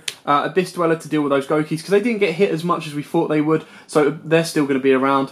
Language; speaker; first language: English; native; English